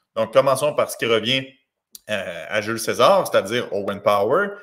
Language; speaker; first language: French; native; French